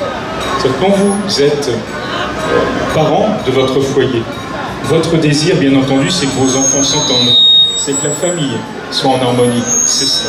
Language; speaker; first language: French; native; French